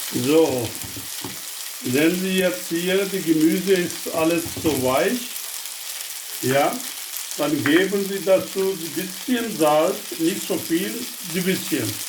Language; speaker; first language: German; non-native, learner; Urdu